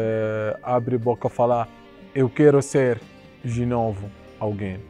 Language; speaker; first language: Portuguese; non-native, learner; Arabic